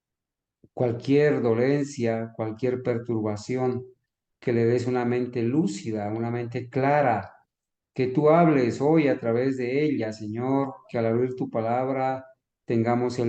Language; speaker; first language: Spanish; native; Spanish